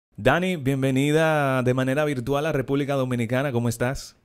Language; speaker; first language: Spanish; native; Spanish